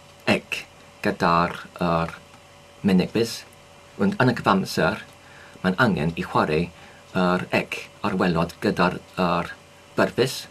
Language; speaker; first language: Welsh; non-native, learner; English